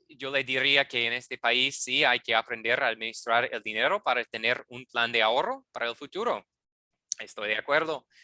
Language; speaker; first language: Spanish; non-native, fluent; English